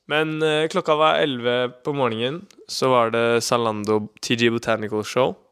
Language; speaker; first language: Norwegian; native; Norwegian